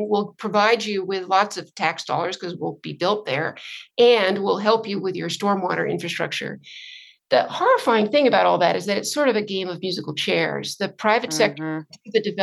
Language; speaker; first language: English; native; English